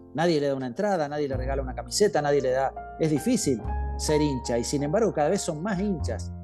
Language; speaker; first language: Spanish; native; Spanish